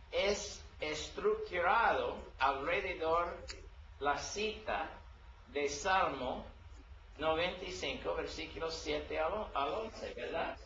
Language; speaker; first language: Spanish; non-native, learner; English